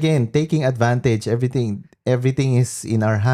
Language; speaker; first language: English; non-native, local second language; Filipino